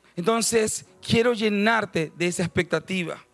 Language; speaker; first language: Spanish; native; Spanish